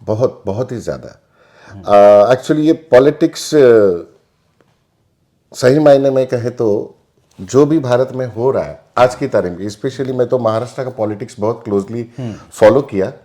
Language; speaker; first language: Hindi; native; Hindi